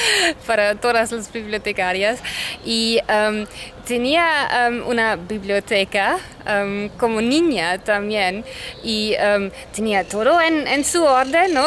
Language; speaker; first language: Spanish; non-native, fluent; German